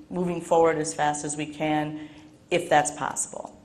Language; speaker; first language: English; native; English